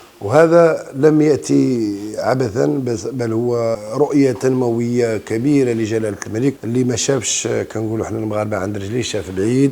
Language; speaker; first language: Arabic; native; Arabic